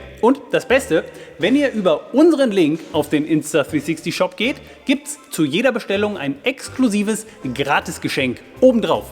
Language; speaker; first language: German; native; German